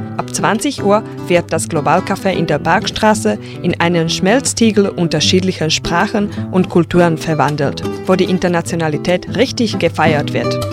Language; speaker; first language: German; native; German